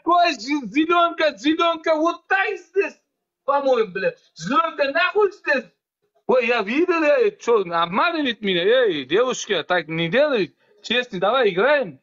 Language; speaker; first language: Russian; non-native, learner; Uzbek